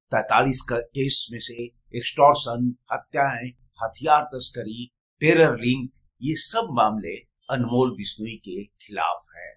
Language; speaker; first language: Hindi; native; Hindi